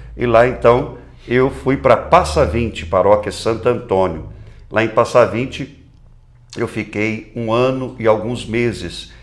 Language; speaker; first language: Portuguese; native; Portuguese